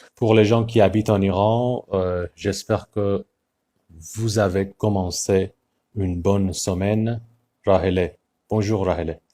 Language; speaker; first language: French; non-native, fluent; Persian